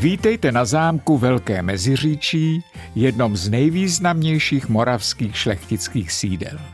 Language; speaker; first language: Czech; native; Czech